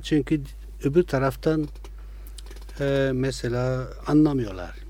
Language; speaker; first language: Turkish; non-native, fluent; Italian